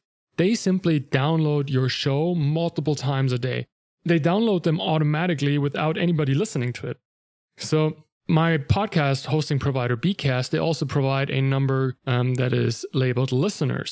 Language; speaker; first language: English; non-native, fluent; German